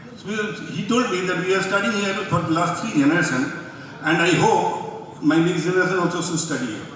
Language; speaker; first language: English; non-native, local second language; Bangla